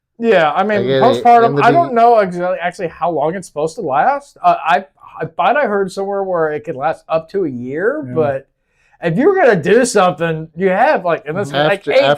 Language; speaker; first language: English; native; English